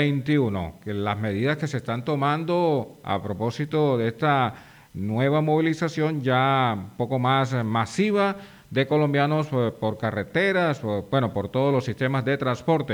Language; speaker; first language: Spanish; native; Spanish